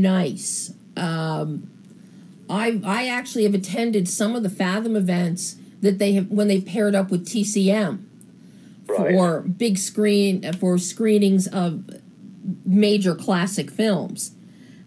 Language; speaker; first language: English; native; English